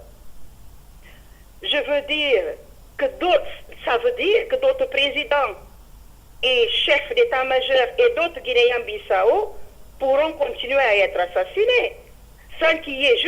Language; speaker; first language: French; non-native, fluent; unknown